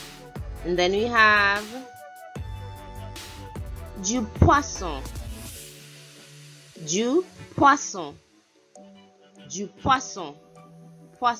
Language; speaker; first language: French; non-native, fluent; English